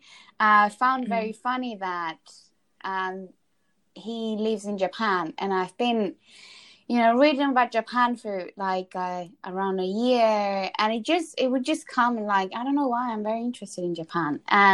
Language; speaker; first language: English; non-native, fluent; Spanish